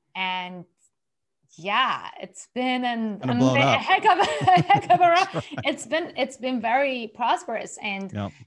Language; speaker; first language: English; non-native, fluent; Persian